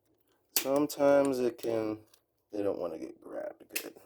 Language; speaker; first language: English; native; English